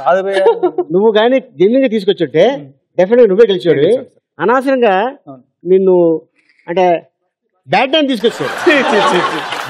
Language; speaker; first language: Telugu; native; Telugu